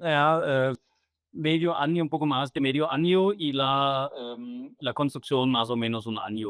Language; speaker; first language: Spanish; non-native, fluent; German